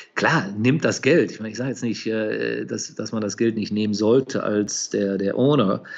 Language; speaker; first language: German; native; German